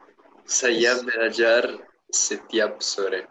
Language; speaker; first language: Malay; non-native, learner; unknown